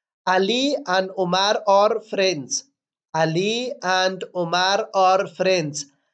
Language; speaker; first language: English; non-native, fluent; Persian